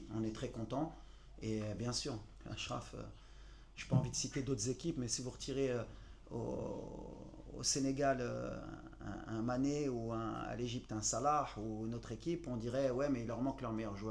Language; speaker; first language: French; native; French